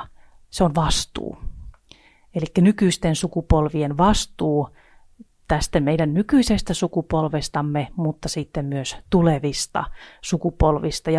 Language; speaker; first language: Finnish; native; Finnish